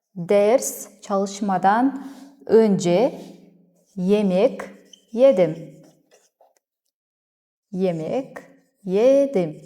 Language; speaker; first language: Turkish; non-native, learner; Kazakh